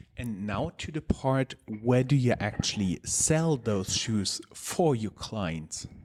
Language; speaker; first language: English; non-native, fluent; German